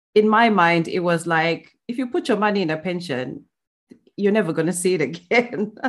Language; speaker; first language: English; non-native, local second language; Shona